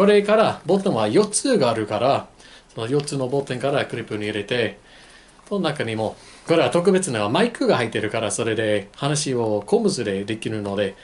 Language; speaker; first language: Japanese; non-native, fluent; English